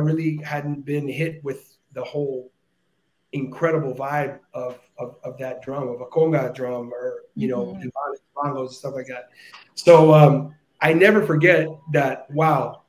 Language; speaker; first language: English; native; English